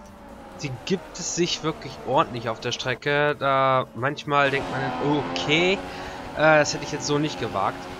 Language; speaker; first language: German; native; German